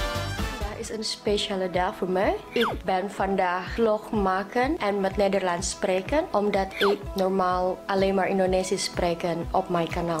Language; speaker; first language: Dutch; non-native, learner; Indonesian